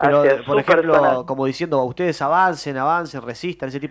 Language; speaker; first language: Spanish; native; Spanish